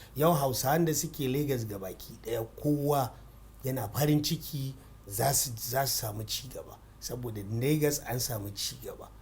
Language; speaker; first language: Hausa; non-native, local second language; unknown